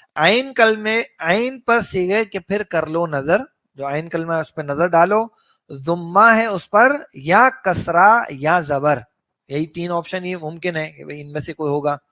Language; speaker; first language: Urdu; native; Urdu